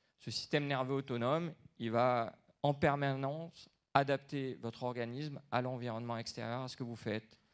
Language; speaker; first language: French; native; French